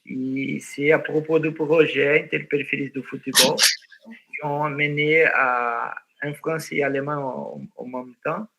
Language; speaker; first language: French; non-native, fluent; Portuguese